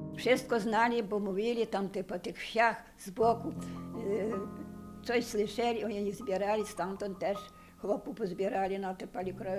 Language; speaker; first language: Polish; non-native, local second language; Ukrainian